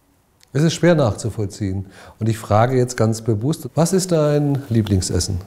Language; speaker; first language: German; native; German